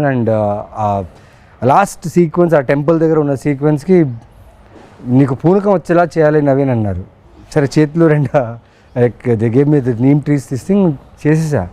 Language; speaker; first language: Telugu; native; Telugu